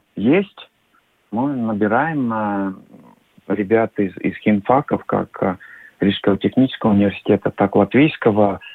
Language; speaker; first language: Russian; non-native, local second language; Latvian